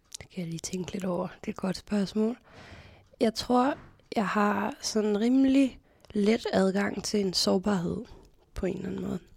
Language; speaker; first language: Danish; native; Danish